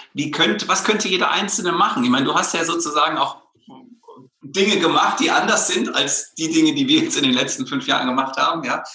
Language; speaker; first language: German; native; German